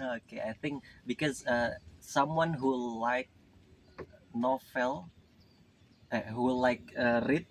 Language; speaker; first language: English; non-native, learner; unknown